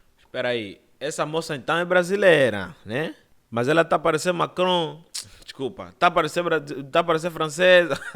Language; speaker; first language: Portuguese; native; Portuguese